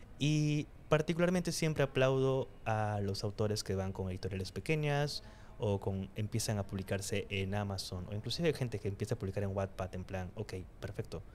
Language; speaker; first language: Spanish; native; Spanish